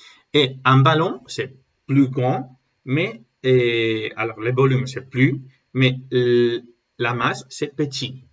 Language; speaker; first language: French; non-native, learner; Spanish